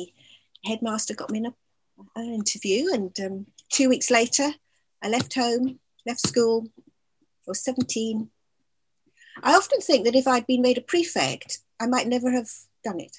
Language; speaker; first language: English; native; English